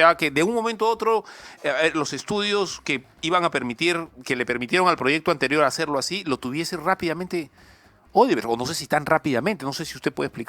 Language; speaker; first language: Spanish; native; Spanish